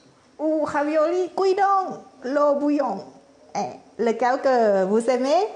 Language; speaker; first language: French; non-native, learner; Thai